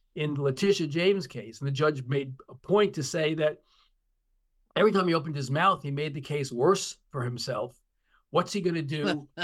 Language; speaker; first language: English; native; English